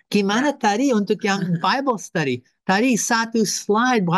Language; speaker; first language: Indonesian; non-native, fluent; English